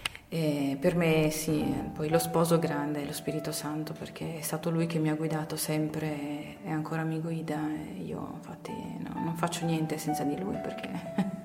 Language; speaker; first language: Italian; native; Italian